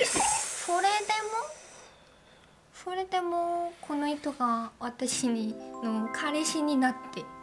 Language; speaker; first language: Japanese; non-native, learner; Korean